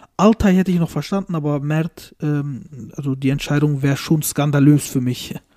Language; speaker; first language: German; early bilingual, other home language; Turkish